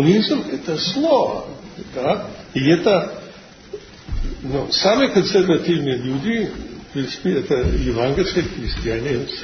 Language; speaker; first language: Russian; non-native, fluent; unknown